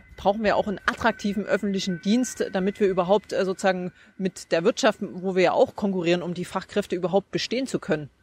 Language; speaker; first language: German; native; German